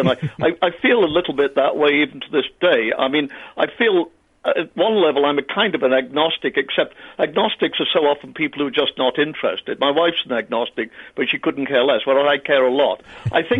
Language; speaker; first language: English; native; English